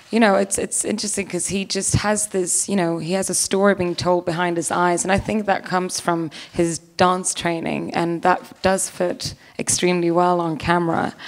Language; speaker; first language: English; non-native, fluent; Swedish